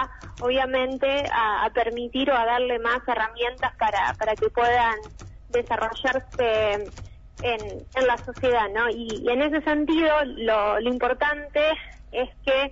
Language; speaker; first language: Spanish; native; Spanish